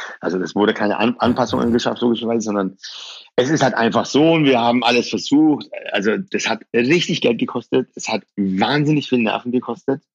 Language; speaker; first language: German; early bilingual, other home language; Persian